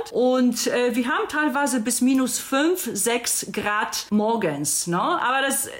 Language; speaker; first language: German; non-native, fluent; Polish